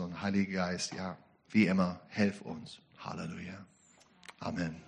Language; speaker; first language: German; non-native, learner; English